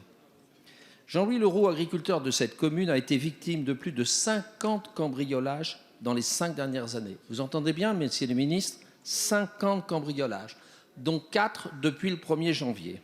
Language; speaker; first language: French; native; French